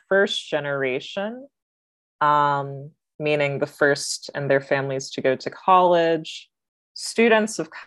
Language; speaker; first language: English; native; English